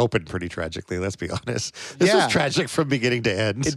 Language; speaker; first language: English; native; English